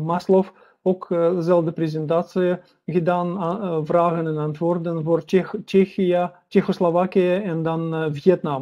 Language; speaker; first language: Dutch; non-native, learner; Russian